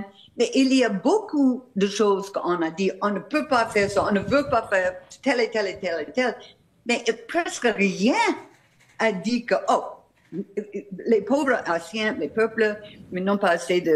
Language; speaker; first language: French; non-native, fluent; English